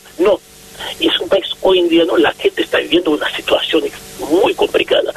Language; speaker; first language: Spanish; non-native, fluent; Haitian Creole